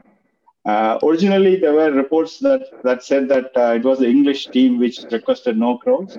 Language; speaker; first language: English; non-native, local second language; Tamil